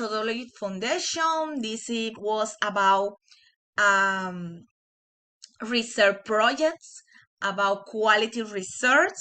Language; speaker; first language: English; non-native, learner; Spanish